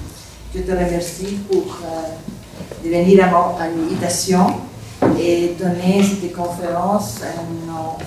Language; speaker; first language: French; non-native, fluent; Spanish